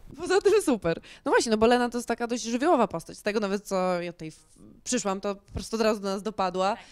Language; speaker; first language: Polish; native; Polish